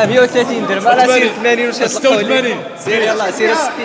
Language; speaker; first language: Arabic; native; Arabic